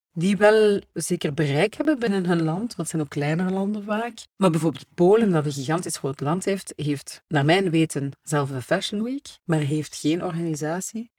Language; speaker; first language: Dutch; native; Dutch